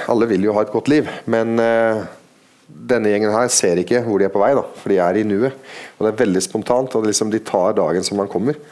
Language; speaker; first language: Norwegian; non-native, fluent; Arabic